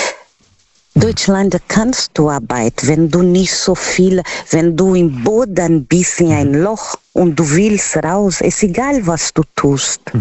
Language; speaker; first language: German; non-native, learner; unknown